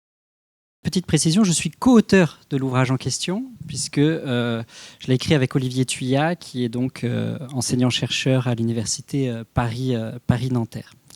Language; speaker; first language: French; native; French